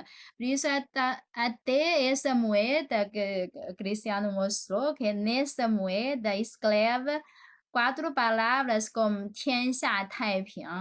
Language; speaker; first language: Portuguese; non-native, fluent; Chinese